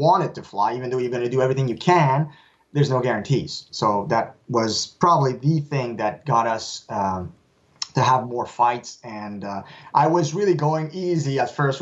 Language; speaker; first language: English; non-native, fluent; French